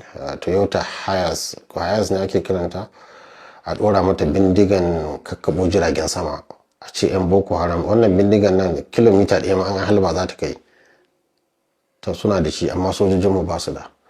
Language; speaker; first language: Hausa; native; Hausa